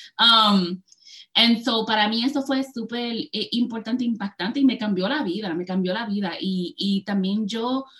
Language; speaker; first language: Spanish; early bilingual, heritage; Spanish